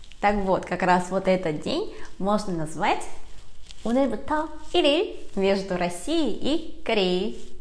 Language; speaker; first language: Russian; early bilingual, other home language; Korean